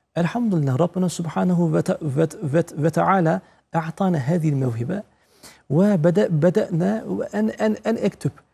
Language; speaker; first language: Arabic; non-native, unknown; Turkish